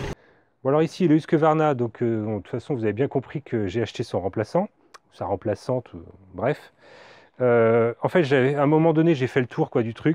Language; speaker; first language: French; native; French